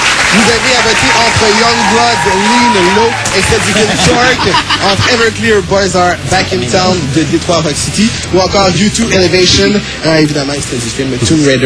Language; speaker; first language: French; native; French